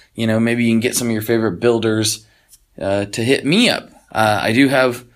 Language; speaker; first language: English; early bilingual, other home language; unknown